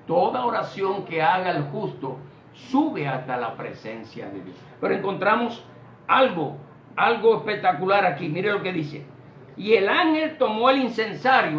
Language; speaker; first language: Spanish; native; Spanish